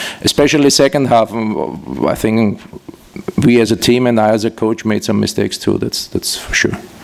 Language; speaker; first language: English; non-native, fluent; German